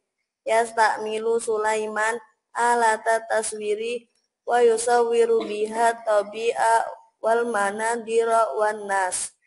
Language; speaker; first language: Arabic; non-native, learner; Indonesian